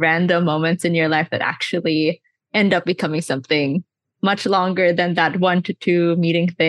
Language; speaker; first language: English; non-native, local second language; Filipino